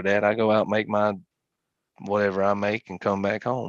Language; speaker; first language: English; native; English